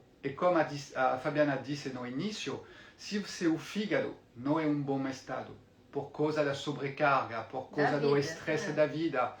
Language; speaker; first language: Portuguese; non-native, fluent; French